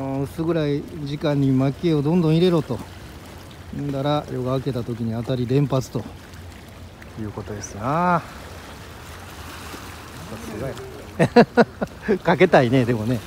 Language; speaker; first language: Japanese; native; Japanese